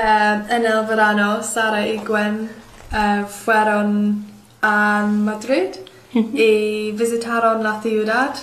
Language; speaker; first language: Spanish; non-native, learner; English